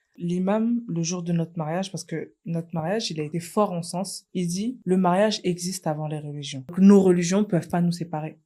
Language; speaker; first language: French; native; French